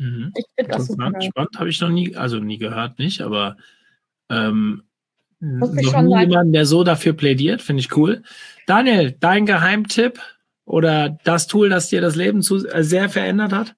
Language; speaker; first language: German; native; German